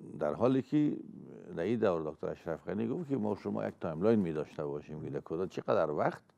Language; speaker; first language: Persian; native; Persian